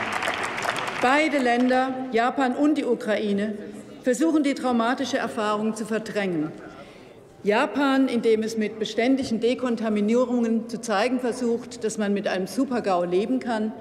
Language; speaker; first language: German; native; German